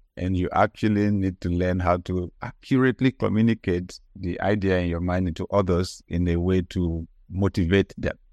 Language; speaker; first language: English; non-native, local second language; Yoruba